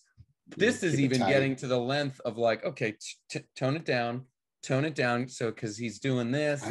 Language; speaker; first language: English; native; English